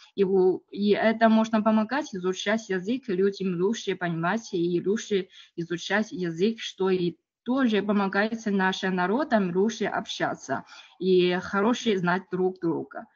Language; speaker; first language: Russian; non-native, learner; Chinese